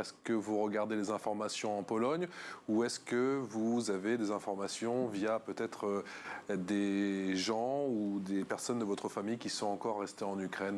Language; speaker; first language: French; native; French